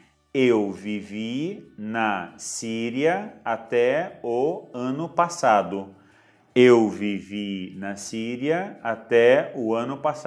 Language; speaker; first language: Portuguese; non-native, fluent; Arabic